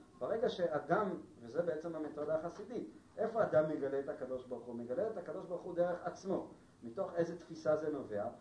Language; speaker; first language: Hebrew; non-native, fluent; Spanish